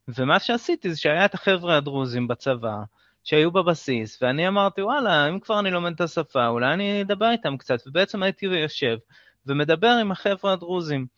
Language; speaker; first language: Hebrew; native; Hebrew